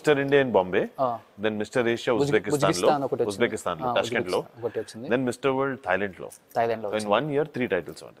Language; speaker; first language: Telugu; non-native, learner; Hindi